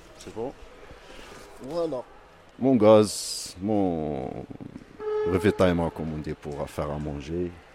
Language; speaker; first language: French; non-native, local second language; Arabic